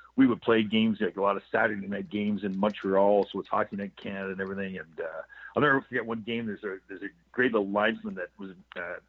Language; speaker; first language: English; native; English